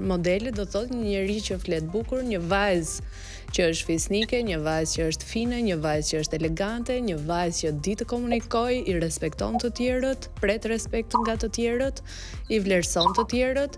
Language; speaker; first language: Albanian; native; Albanian